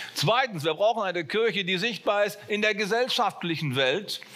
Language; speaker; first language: German; native; German